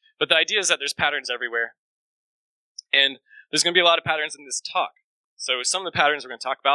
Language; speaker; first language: English; native; English